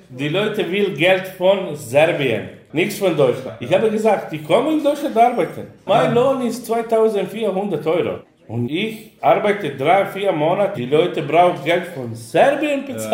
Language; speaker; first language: German; non-native, learner; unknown